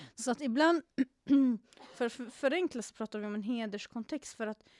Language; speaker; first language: Swedish; non-native, fluent; Arabic